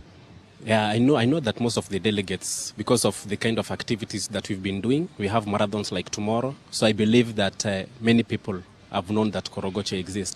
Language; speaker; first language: English; non-native, local second language; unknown